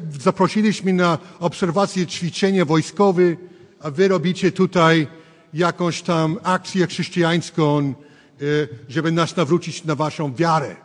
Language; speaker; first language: Polish; early bilingual, heritage; English